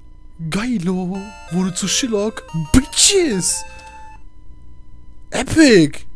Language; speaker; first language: German; native; German